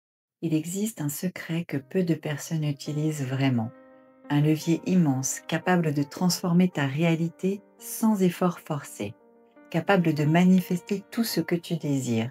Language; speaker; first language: French; native; French